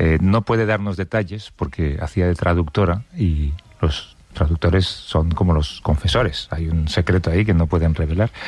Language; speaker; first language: Spanish; native; Spanish